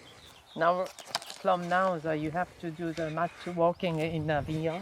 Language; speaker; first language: English; non-native, learner; Japanese